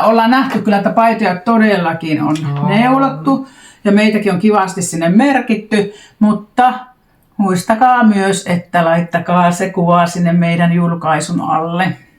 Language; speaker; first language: Finnish; native; Finnish